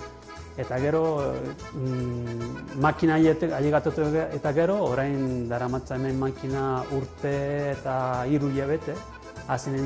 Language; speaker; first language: Basque; non-native, learner; Italian